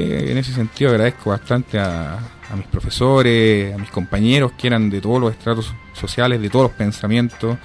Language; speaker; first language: Spanish; native; Spanish